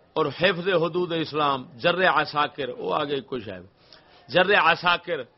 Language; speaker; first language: Urdu; non-native, local second language; Punjabi